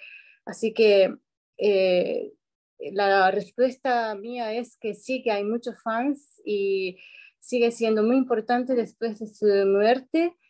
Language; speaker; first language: Spanish; non-native, fluent; Japanese